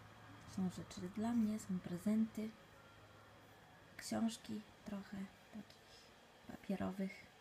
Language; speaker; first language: Polish; non-native, fluent; Italian